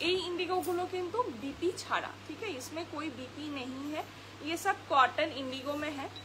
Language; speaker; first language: Hindi; non-native, local second language; Bangla